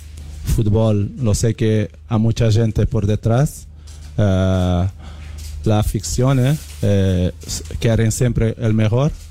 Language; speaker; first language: Spanish; non-native, fluent; Portuguese